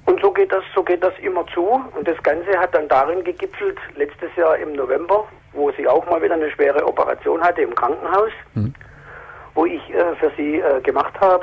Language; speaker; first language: German; native; German